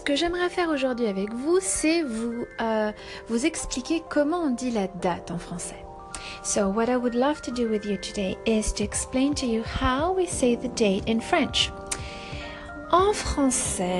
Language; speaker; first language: English; non-native, fluent; French